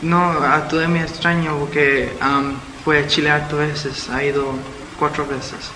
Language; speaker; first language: Spanish; early bilingual, heritage; Spanish